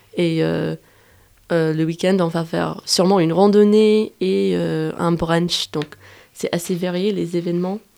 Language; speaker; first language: French; non-native, fluent; English